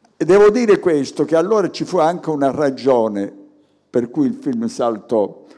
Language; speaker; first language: Italian; native; Italian